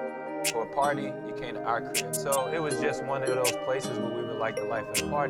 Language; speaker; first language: English; native; English